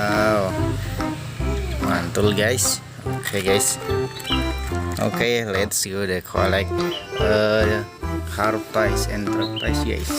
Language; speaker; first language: English; non-native, learner; Indonesian